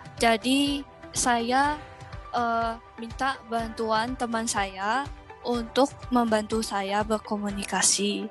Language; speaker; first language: Indonesian; non-native, learner; Chinese